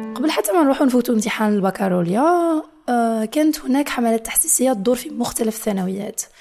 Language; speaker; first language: Arabic; non-native, fluent; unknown